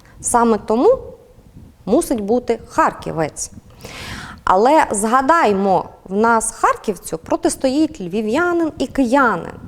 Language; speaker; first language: Ukrainian; native; Ukrainian